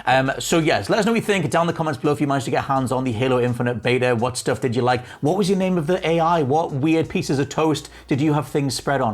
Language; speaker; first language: English; native; English